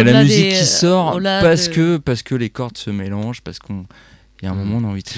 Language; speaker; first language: French; native; French